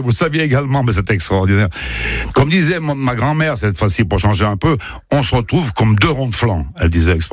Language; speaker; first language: French; native; French